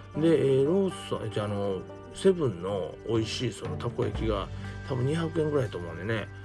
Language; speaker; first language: Japanese; native; Japanese